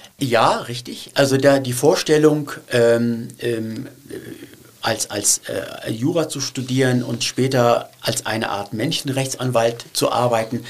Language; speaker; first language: German; early bilingual, other home language; Turkish